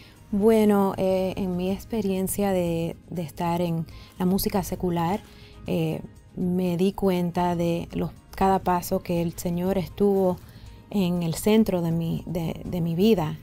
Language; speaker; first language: Spanish; early bilingual, other home language; English